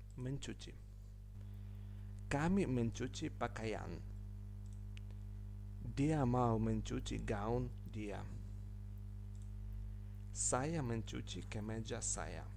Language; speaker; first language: Indonesian; non-native, fluent; Ukrainian